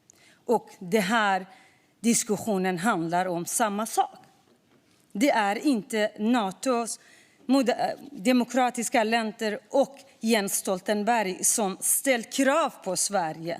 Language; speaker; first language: Swedish; non-native, fluent; Kurdish